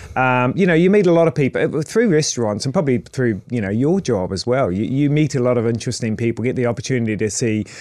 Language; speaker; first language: English; native; English